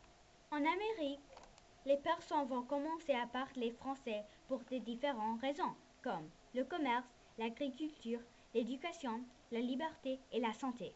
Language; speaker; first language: French; non-native, learner; English